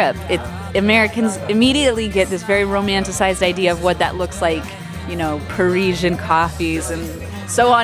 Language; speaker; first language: English; native; English